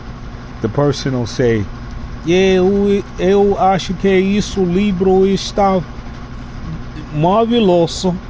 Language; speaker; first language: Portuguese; non-native, learner; English